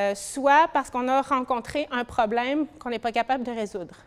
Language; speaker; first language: French; native; French